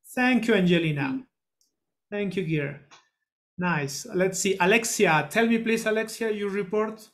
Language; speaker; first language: English; non-native, learner; Spanish